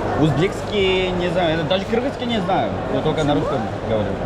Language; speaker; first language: Russian; non-native, fluent; Korean